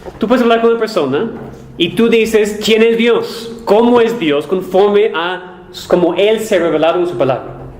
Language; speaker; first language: Spanish; non-native, fluent; English